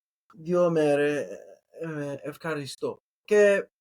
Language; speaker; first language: Greek; non-native, learner; English